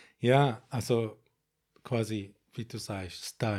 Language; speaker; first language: German; non-native, fluent; Arabic